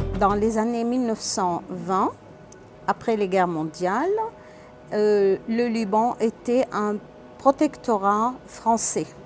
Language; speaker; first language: French; non-native, local second language; Arabic